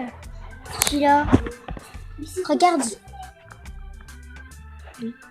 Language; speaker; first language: French; native; French